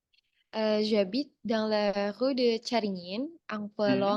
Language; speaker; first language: French; non-native, learner; Indonesian